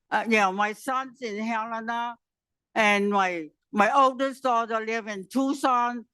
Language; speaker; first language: English; non-native, learner; Chinese